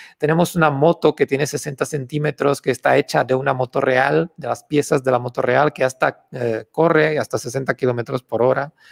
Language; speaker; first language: Spanish; non-native, fluent; Czech